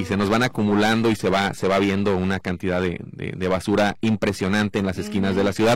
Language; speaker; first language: Spanish; native; Spanish